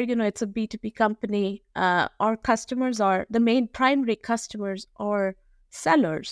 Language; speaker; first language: English; non-native, local second language; Hindi